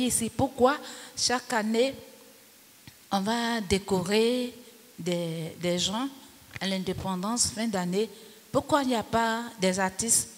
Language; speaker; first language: French; non-native, local second language; Baoulé